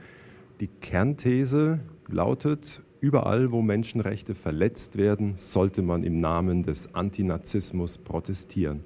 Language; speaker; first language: German; native; German